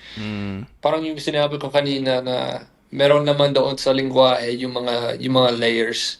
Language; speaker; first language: Filipino; non-native, fluent; English